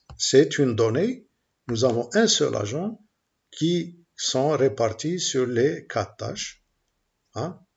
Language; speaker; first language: French; non-native, local second language; Arabic